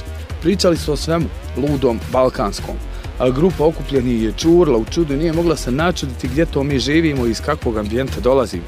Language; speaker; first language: Croatian; native; Croatian